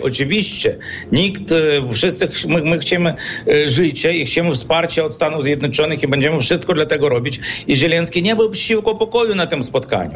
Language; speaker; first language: Polish; non-native, fluent; Ukrainian